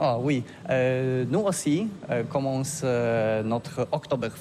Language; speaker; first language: French; non-native, learner; Polish